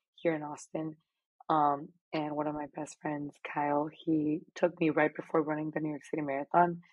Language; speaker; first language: English; non-native, fluent; Spanish